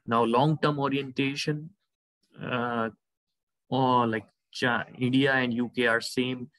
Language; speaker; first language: English; non-native, local second language; Hindi